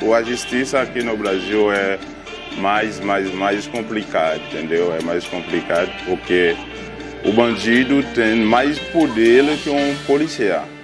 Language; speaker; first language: Portuguese; non-native, learner; Haitian Creole